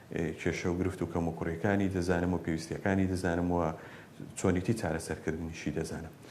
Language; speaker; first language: Central Kurdish; native; Central Kurdish